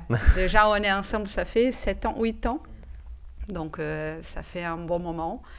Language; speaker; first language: French; non-native, fluent; Portuguese